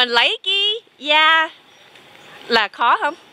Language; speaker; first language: Vietnamese; early bilingual, heritage; Vietnamese